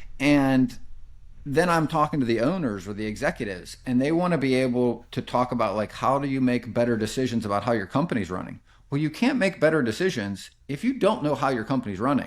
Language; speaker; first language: English; native; English